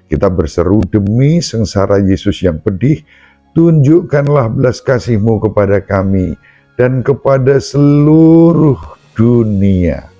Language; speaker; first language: Indonesian; native; Indonesian